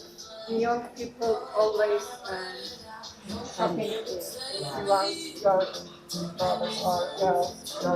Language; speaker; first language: English; non-native, learner; Turkish